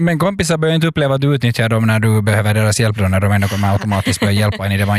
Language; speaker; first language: Swedish; native; Swedish